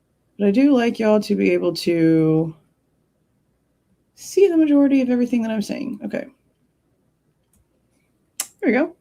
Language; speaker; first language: English; native; English